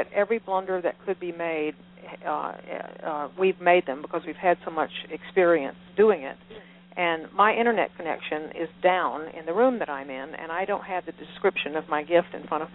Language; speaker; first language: English; native; English